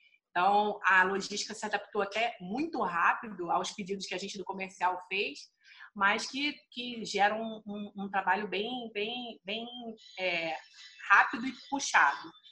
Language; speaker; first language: Portuguese; native; Portuguese